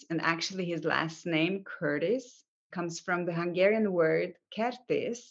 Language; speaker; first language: English; non-native, fluent; Hungarian